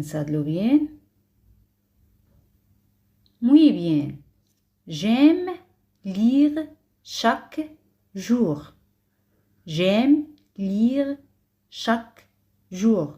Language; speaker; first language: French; non-native, fluent; Spanish